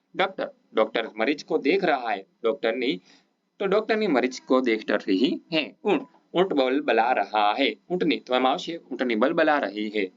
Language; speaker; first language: Hindi; non-native, local second language; Gujarati